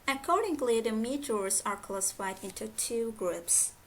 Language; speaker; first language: English; non-native, fluent; Azerbaijani